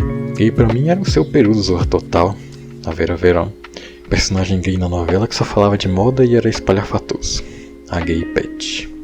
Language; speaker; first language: Portuguese; native; Portuguese